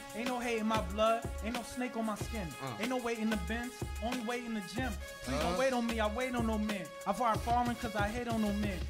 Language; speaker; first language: English; native; English